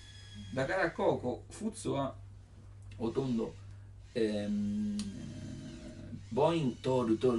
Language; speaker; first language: Japanese; non-native, learner; Italian